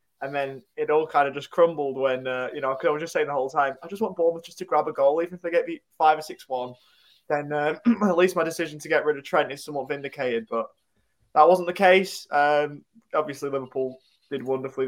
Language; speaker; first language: English; native; English